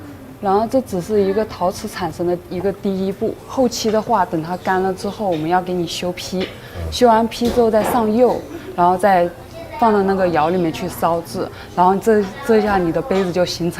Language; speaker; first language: Chinese; native; Chinese